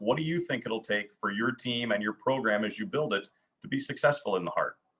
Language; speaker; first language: English; native; English